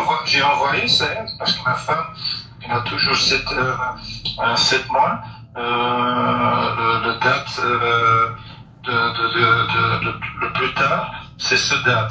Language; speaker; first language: French; non-native, learner; Dutch